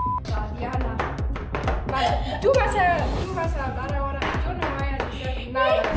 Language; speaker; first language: Spanish; non-native, fluent; German